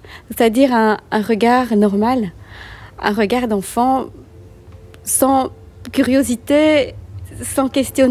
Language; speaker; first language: French; native; French